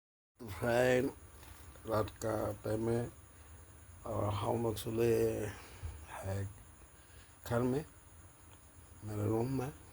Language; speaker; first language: Hindi; non-native, local second language; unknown